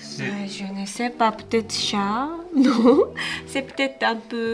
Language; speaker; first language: French; non-native, learner; Japanese